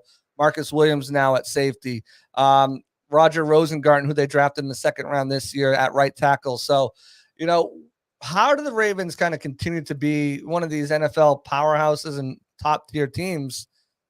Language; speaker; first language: English; native; English